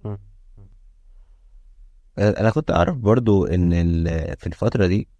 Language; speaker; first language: Arabic; native; Arabic